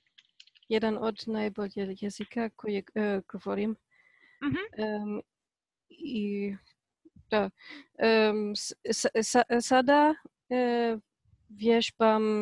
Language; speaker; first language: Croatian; non-native, learner; Polish